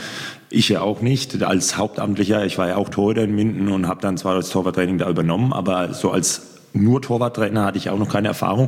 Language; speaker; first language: German; native; German